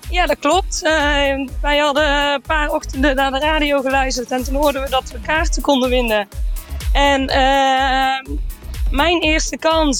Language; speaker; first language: Dutch; native; Dutch